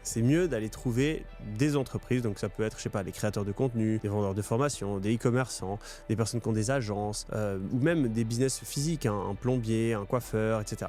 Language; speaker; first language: French; native; French